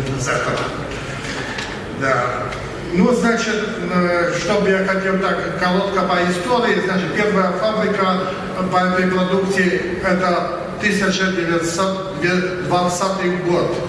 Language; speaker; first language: Russian; non-native, learner; Polish